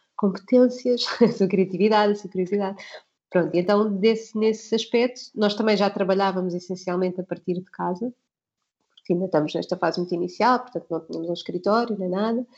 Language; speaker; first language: Portuguese; native; Portuguese